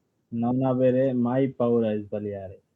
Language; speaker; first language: Italian; non-native, learner; Bangla